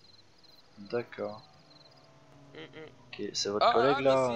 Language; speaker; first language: French; native; French